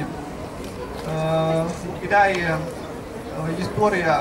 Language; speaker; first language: Russian; non-native, fluent; Chinese